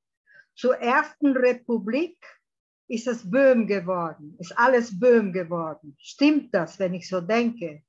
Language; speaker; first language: German; early bilingual, heritage; German